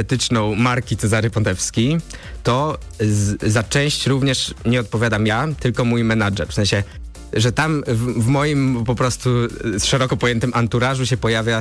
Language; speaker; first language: Polish; native; Polish